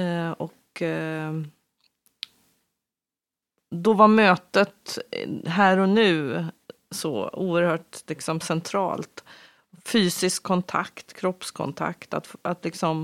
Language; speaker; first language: Swedish; native; Swedish